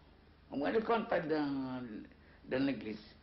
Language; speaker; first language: French; non-native, learner; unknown